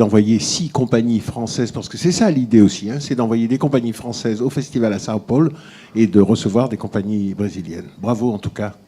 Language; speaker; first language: French; native; French